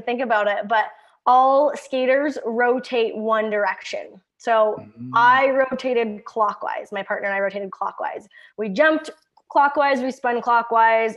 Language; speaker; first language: English; native; English